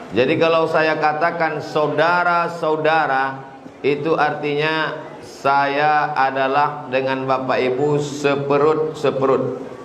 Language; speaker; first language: Indonesian; native; Indonesian